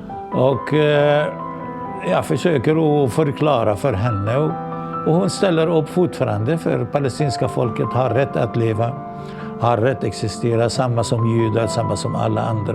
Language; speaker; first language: Swedish; non-native, local second language; Arabic